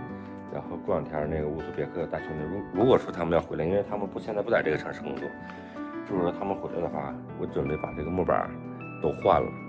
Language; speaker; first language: Chinese; native; Chinese